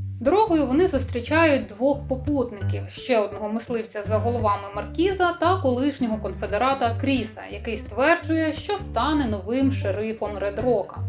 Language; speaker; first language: Ukrainian; native; Ukrainian